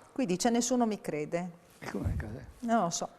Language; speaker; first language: Italian; native; Italian